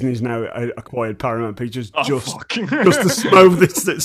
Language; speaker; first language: English; native; English